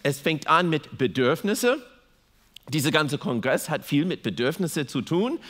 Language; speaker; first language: German; non-native, fluent; English